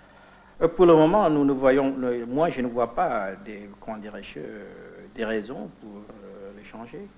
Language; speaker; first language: French; non-native, fluent; Indonesian